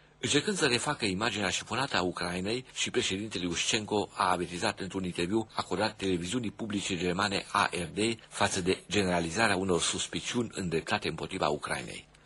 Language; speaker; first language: Romanian; non-native, local second language; German